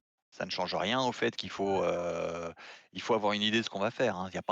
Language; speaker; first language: French; native; French